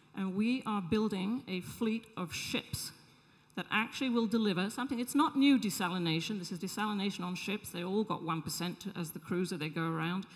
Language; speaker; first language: English; native; English